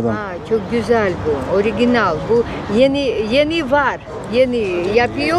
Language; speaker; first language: Turkish; non-native, learner; Armenian